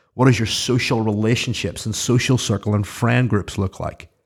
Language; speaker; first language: English; native; English